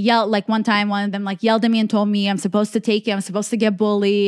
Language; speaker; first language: English; native; English